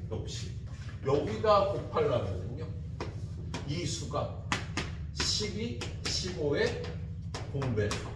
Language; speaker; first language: Korean; native; Korean